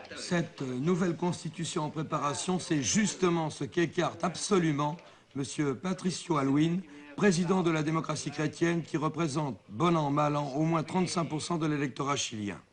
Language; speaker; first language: French; native; French